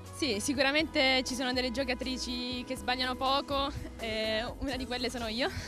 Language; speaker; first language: Italian; native; Italian